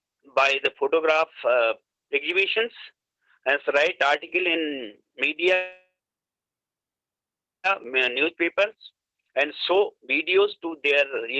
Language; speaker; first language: English; non-native, learner; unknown